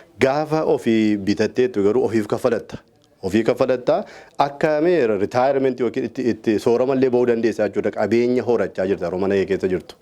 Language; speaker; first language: Oromo; native; Oromo